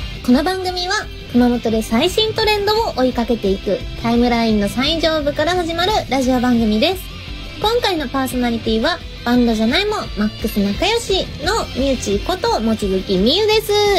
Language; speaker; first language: Japanese; native; Japanese